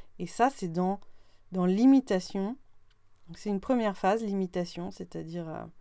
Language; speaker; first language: French; native; French